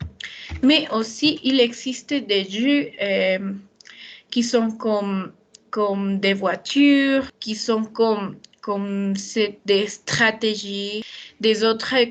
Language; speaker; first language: French; non-native, learner; Spanish